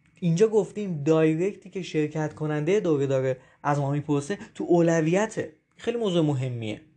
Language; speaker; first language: Persian; native; Persian